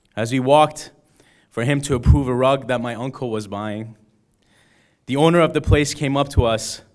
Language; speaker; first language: English; early bilingual, other home language; Persian